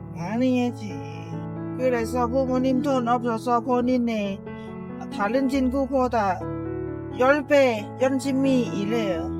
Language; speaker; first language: Korean; non-native, learner; Lao